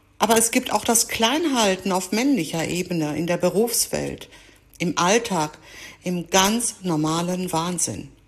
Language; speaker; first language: German; early bilingual, other home language; Greek